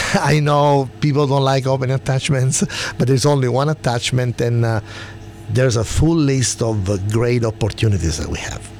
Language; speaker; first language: English; non-native, fluent; Italian